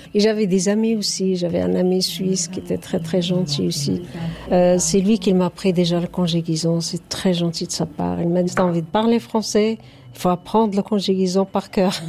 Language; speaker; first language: French; non-native, fluent; Arabic